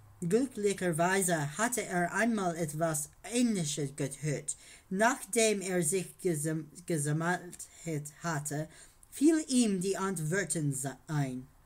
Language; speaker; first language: German; non-native, learner; English